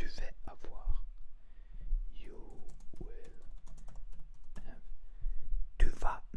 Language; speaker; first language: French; non-native, learner; Spanish